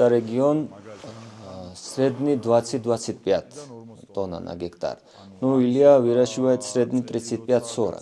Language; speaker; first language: Russian; non-native, fluent; Georgian